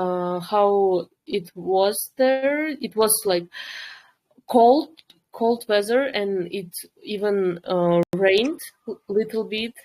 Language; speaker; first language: English; non-native, fluent; Kyrgyz